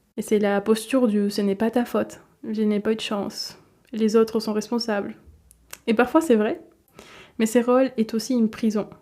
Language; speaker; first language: French; non-native, fluent; Spanish